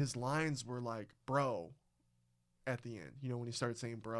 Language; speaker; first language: English; native; English